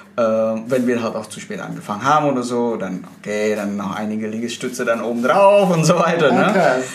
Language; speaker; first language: German; non-native, fluent; Indonesian